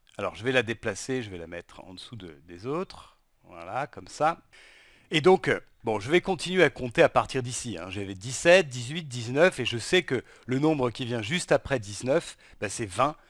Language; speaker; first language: French; native; French